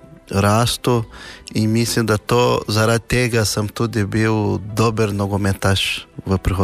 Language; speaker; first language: Slovenian; non-native, fluent; Portuguese